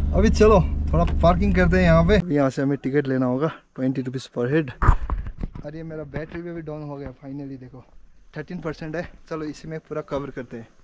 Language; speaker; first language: Hindi; non-native, local second language; Nepali